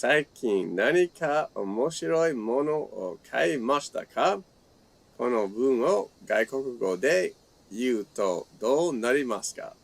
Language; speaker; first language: Japanese; non-native, fluent; English